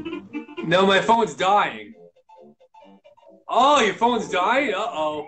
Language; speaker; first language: English; native; English